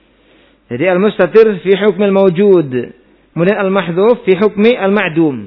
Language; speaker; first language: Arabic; non-native, fluent; Indonesian